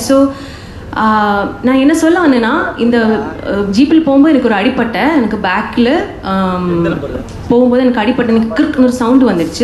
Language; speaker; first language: Tamil; non-native, learner; Malayalam